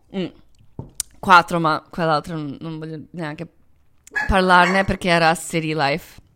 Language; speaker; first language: Italian; non-native, fluent; Croatian